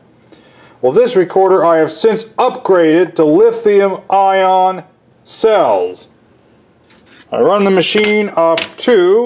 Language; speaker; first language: English; native; English